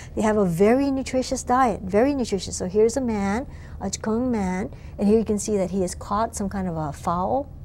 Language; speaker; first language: English; native; English